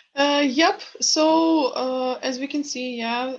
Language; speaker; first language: English; non-native, fluent; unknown